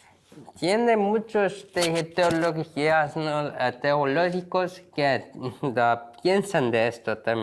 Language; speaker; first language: Spanish; non-native, learner; Korean